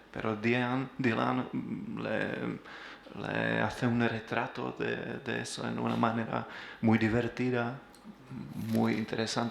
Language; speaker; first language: Spanish; non-native, learner; Czech